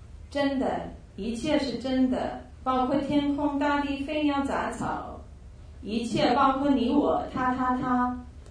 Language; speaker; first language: Chinese; non-native, fluent; English